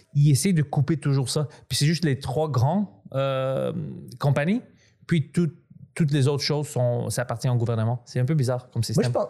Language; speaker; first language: French; non-native, fluent; Greek